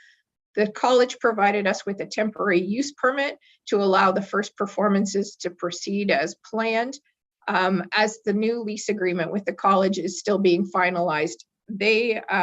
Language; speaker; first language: English; native; English